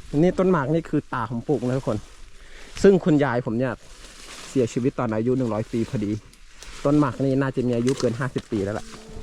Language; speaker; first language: Thai; non-native, local second language; Karen languages